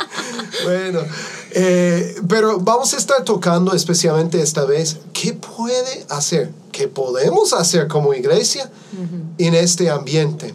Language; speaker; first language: Spanish; non-native, fluent; English